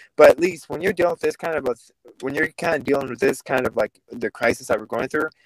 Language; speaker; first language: English; early bilingual, other home language; Russian